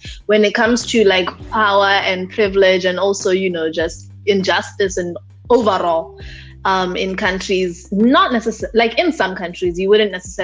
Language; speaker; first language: English; non-native, local second language; Tswana